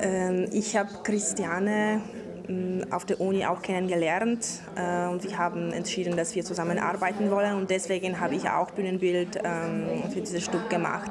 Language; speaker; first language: German; non-native, fluent; Polish